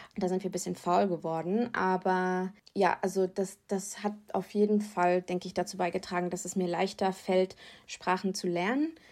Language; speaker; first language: German; native; German